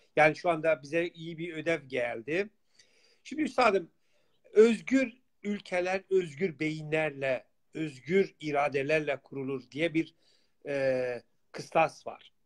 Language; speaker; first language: Turkish; non-native, local second language; Kurdish